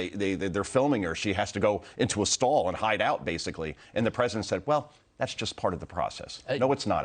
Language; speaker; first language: English; native; English